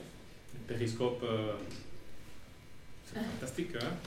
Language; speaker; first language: French; non-native, learner; Finnish